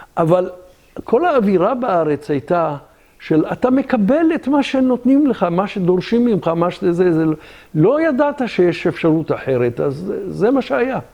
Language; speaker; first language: Hebrew; early bilingual, other home language; Arabic